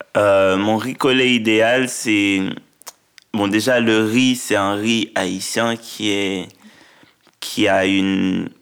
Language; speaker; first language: French; non-native, local second language; Haitian Creole